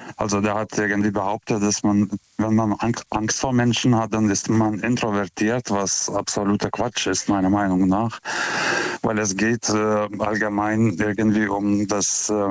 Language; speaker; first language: German; non-native, fluent; Lithuanian